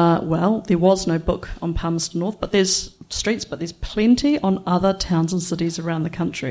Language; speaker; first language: English; native; English